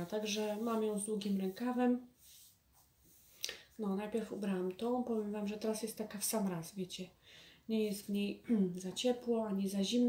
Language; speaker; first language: Polish; native; Polish